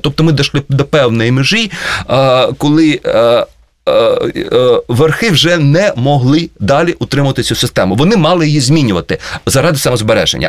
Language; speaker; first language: Ukrainian; native; Ukrainian